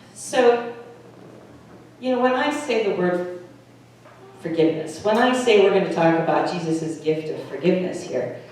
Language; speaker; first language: English; native; English